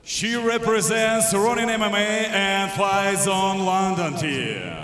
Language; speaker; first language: English; non-native, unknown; Ukrainian